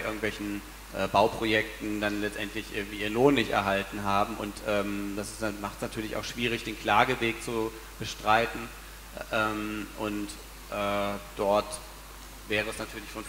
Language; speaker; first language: German; native; German